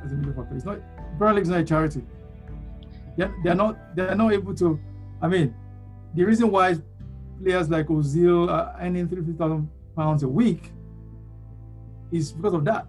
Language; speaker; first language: English; non-native, local second language; Yoruba